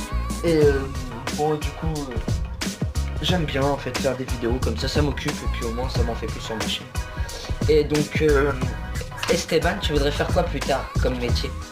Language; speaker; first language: French; native; French